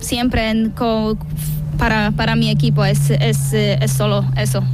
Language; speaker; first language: Spanish; non-native, learner; Polish